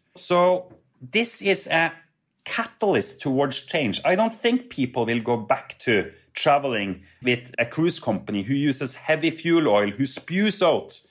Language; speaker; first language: English; non-native, fluent; Norwegian